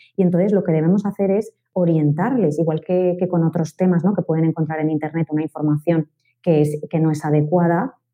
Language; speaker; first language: Spanish; native; Spanish